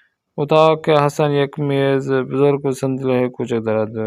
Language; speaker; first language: Persian; non-native, fluent; Urdu